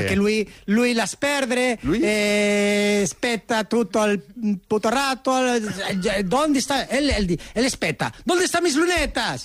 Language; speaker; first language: Spanish; native; Spanish